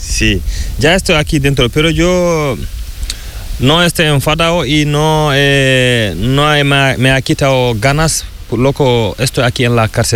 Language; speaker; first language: Spanish; non-native, learner; Fula